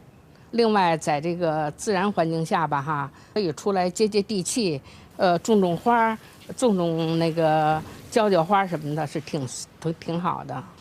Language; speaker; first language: Chinese; native; Chinese